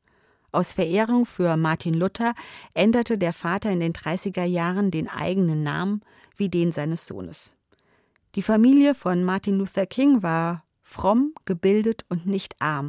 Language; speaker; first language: German; native; German